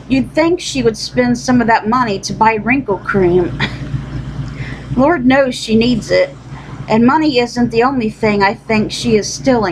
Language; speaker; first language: English; native; English